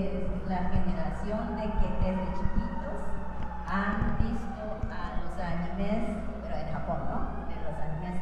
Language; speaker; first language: Spanish; non-native, fluent; Japanese